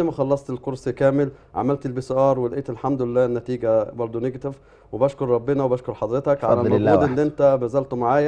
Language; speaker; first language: Arabic; native; Arabic